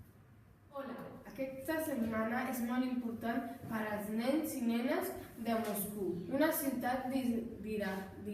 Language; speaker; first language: Catalan; non-native, learner; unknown